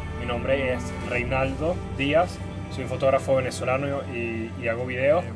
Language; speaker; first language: Spanish; native; Spanish